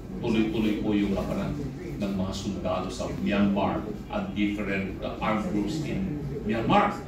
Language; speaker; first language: Filipino; non-native, local second language; Iloko